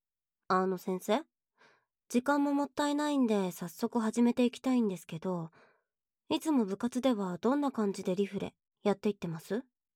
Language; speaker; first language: Japanese; native; Japanese